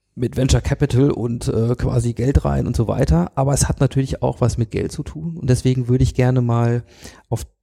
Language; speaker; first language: German; native; German